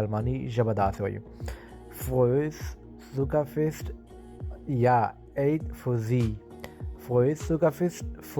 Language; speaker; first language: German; non-native, fluent; Pashto